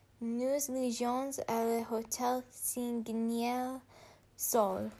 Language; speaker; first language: French; non-native, learner; English